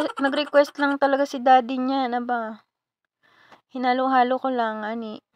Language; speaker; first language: Filipino; non-native, local second language; Bikol